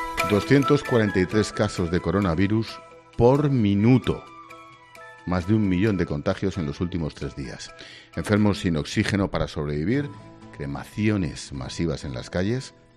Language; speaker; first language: Spanish; native; Spanish